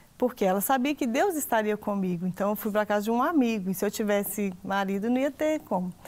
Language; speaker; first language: Portuguese; native; Portuguese